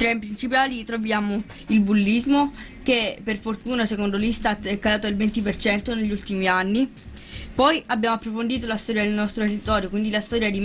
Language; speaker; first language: Italian; native; Italian